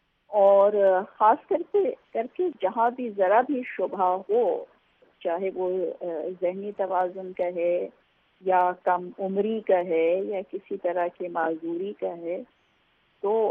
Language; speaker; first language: Urdu; native; Urdu